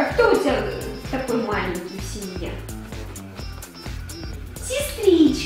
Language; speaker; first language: Russian; native; Russian